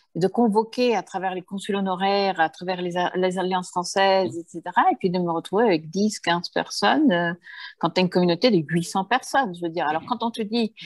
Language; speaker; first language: French; early bilingual, heritage; Spanish